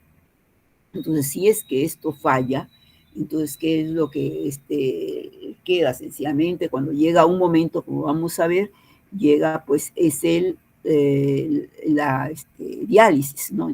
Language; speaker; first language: Spanish; native; Spanish